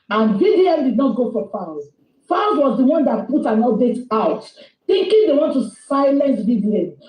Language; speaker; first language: English; non-native, local second language; Yoruba